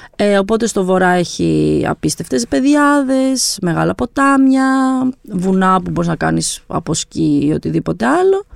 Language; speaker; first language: Greek; early bilingual, other home language; Albanian